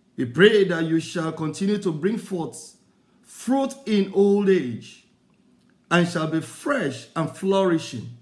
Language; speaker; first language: English; non-native, local second language; Yoruba